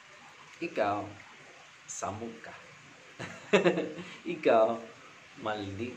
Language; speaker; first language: Cebuano; non-native, learner; Maltese